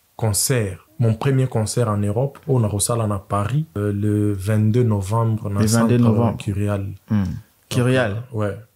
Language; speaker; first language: French; non-native, local second language; Swahili